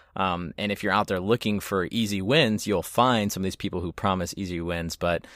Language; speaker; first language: English; native; English